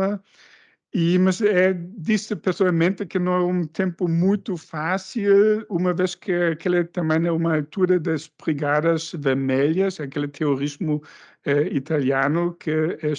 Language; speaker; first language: Portuguese; non-native, fluent; German